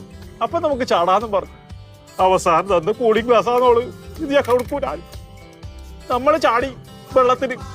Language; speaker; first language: Malayalam; native; Malayalam